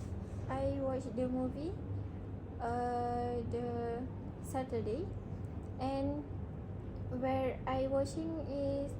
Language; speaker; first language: English; non-native, learner; Malay